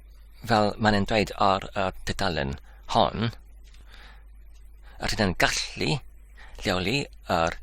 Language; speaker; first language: Welsh; non-native, learner; English